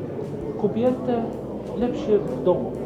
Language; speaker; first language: Polish; non-native, learner; Arabic